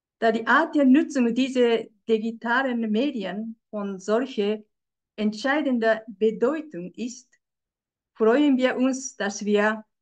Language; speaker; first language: German; non-native, fluent; Japanese